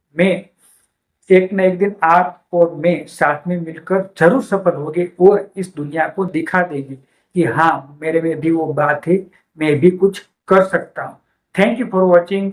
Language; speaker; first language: Hindi; non-native, local second language; Gujarati